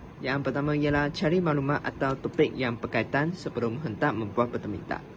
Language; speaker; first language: Malay; non-native, local second language; Chinese